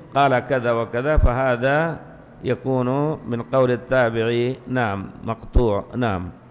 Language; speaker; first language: Arabic; native; Arabic